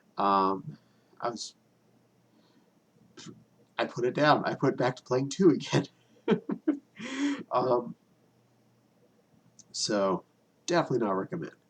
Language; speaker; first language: English; native; English